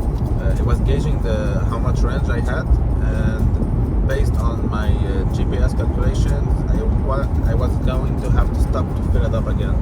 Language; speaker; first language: English; non-native, fluent; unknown